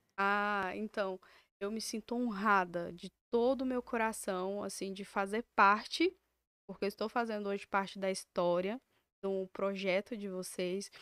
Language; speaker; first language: Portuguese; native; Portuguese